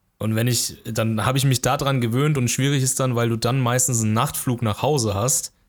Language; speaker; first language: German; early bilingual, other home language; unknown